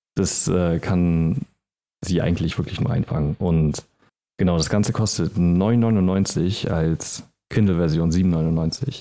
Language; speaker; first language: German; native; German